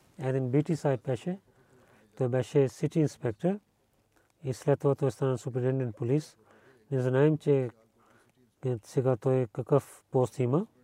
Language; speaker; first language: Bulgarian; non-native, learner; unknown